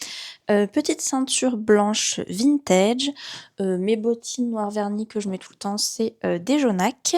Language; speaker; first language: French; native; French